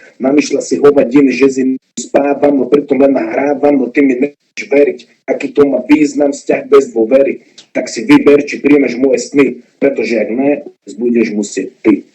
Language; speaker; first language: Slovak; non-native, local second language; Hungarian